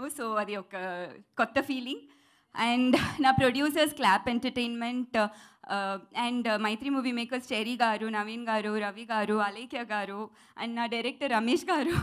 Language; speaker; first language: Telugu; non-native, learner; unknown